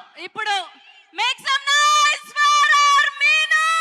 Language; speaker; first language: Telugu; native; Telugu